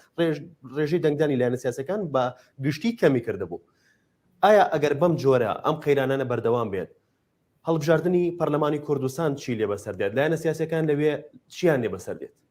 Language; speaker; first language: Central Kurdish; native; Central Kurdish